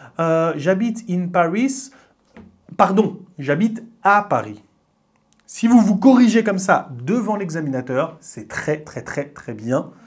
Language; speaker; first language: French; native; French